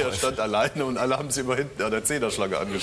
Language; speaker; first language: German; native; German